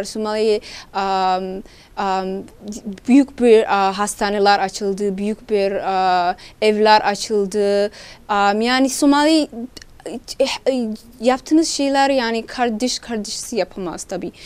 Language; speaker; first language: Turkish; non-native, learner; Somali